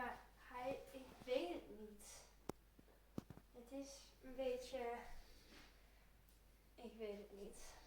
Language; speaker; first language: Dutch; early bilingual, heritage; Turkish